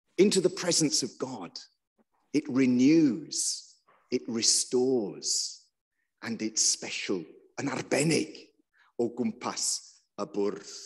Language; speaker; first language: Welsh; non-native, local second language; English